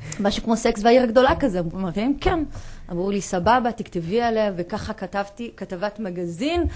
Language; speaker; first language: Hebrew; non-native, local second language; Arabic